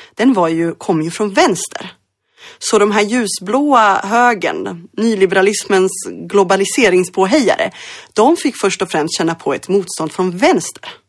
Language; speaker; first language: Swedish; early bilingual, other home language; Bosnian